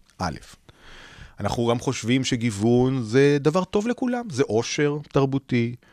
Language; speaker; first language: Hebrew; native; Hebrew